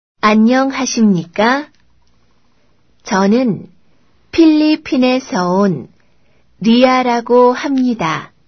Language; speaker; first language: Korean; non-native, learner; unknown